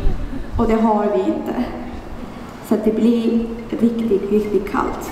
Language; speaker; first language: Swedish; non-native, fluent; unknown